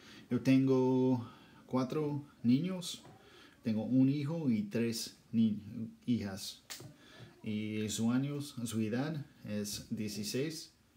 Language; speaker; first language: Spanish; non-native, learner; English